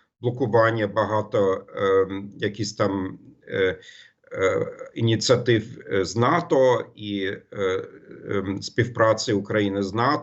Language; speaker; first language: Ukrainian; non-native, fluent; German